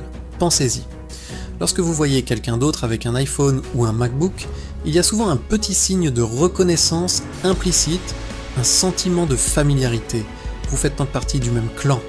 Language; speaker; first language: French; native; French